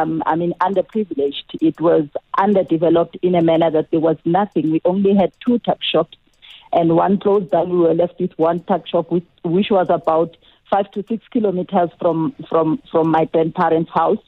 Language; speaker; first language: English; non-native, local second language; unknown